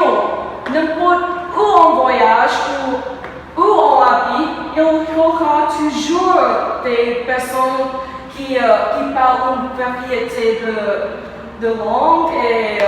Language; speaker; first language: French; non-native, learner; English